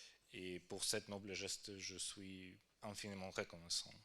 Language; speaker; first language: French; non-native, fluent; Ukrainian